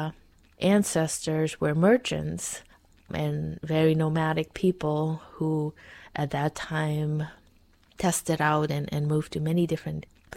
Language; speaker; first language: English; non-native, fluent; Dutch